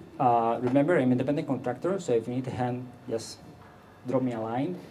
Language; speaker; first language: English; non-native, fluent; Catalan